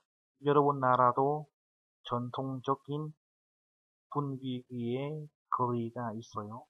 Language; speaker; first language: Korean; non-native, fluent; Vietnamese